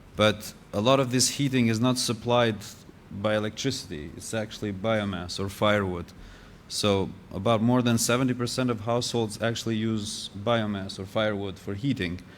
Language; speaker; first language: English; non-native, fluent; Albanian